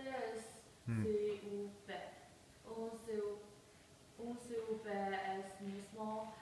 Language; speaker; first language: Spanish; non-native, learner; English